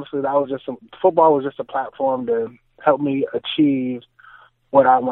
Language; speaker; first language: English; native; English